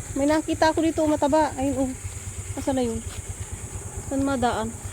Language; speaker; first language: Filipino; non-native, local second language; Bikol